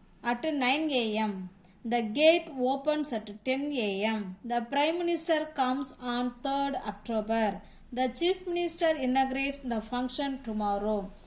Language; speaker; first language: English; non-native, local second language; Tamil